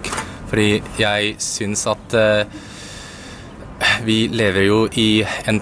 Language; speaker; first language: Norwegian; early bilingual, other home language; Cantonese